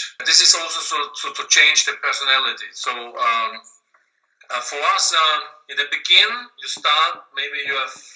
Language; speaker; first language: English; non-native, learner; German